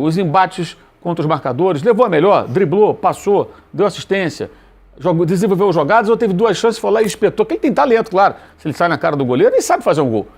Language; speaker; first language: Portuguese; native; Portuguese